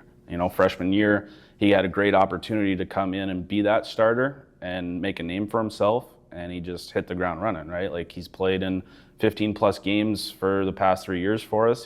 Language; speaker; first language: English; native; English